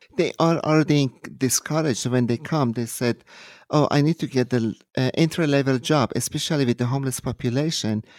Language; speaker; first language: English; non-native, fluent; Persian